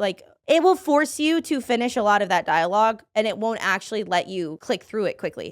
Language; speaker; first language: English; native; English